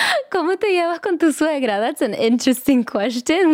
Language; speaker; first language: Spanish; early bilingual, heritage; Spanish